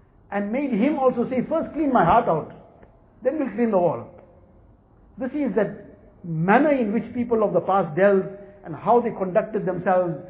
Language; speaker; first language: English; native; English